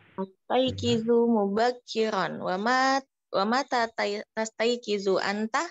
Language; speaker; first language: Arabic; non-native, learner; Indonesian